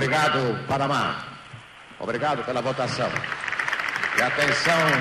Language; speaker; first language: Portuguese; native; Portuguese